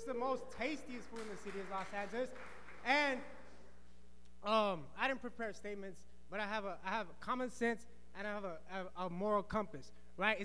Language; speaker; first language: English; early bilingual, other home language; Spanish